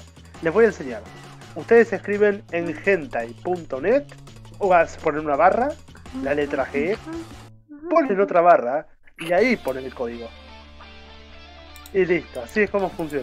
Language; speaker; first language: Spanish; native; Spanish